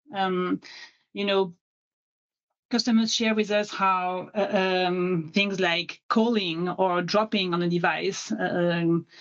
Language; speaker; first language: English; non-native, fluent; French